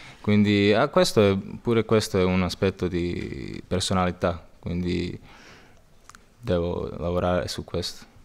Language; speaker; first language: Italian; non-native, learner; Croatian